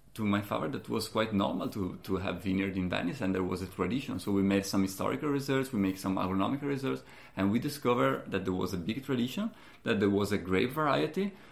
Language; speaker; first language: English; non-native, fluent; Italian